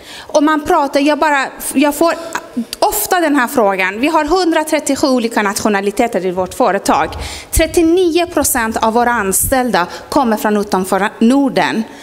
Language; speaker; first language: Swedish; non-native, fluent; Persian